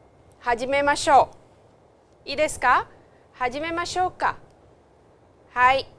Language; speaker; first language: Japanese; non-native, fluent; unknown